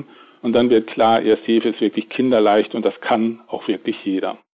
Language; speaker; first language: German; native; German